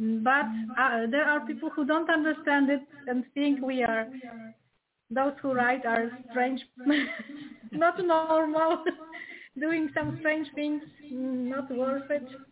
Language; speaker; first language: English; non-native, fluent; Polish